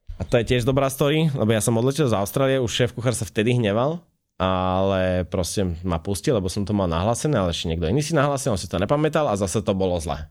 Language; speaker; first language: Slovak; native; Slovak